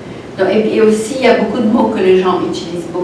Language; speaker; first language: French; non-native, local second language; Arabic